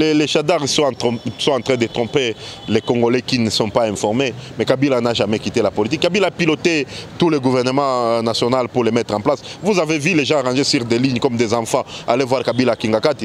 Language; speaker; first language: French; non-native, local second language; Swahili